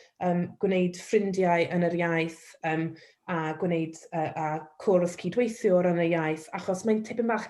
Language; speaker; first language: Welsh; non-native, local second language; English